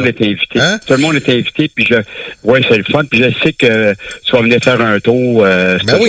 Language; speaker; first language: French; native; French